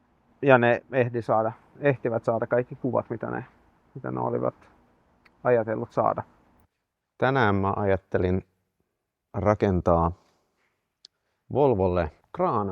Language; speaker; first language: Finnish; non-native, fluent; Swedish